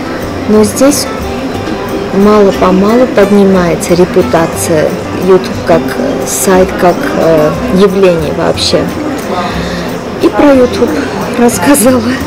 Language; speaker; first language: Russian; non-native, fluent; Armenian